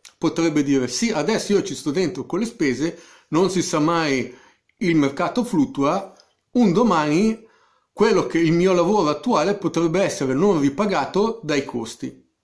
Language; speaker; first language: Italian; native; Italian